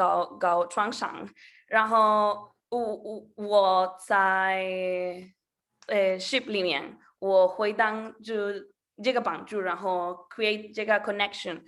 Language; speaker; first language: Chinese; non-native, learner; Spanish